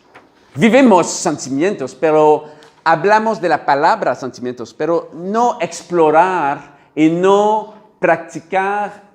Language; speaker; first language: Spanish; non-native, learner; French